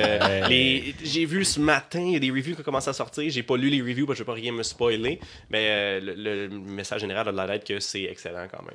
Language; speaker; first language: French; native; French